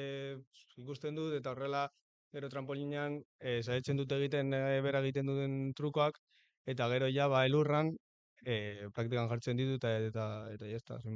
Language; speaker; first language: Basque; non-native, local second language; Spanish